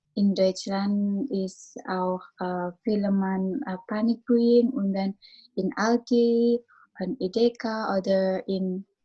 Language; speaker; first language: German; non-native, learner; Indonesian